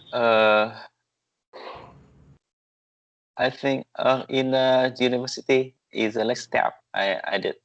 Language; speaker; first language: English; non-native, learner; Vietnamese